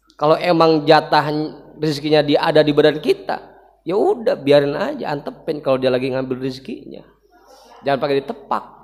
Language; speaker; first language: Indonesian; native; Indonesian